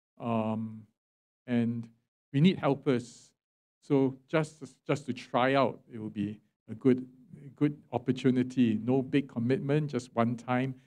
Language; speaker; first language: English; native; English